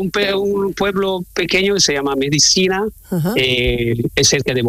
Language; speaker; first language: Spanish; non-native, learner; Italian